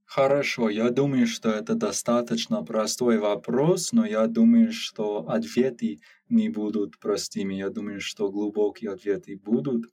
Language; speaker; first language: Russian; non-native, learner; English